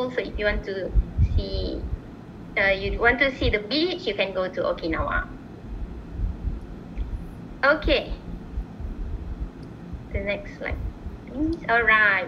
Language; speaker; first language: English; non-native, local second language; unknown